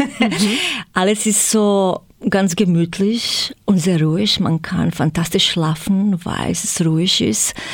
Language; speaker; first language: German; non-native, fluent; Croatian